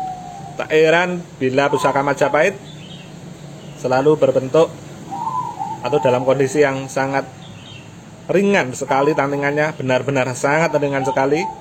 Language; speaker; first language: Indonesian; non-native, local second language; Javanese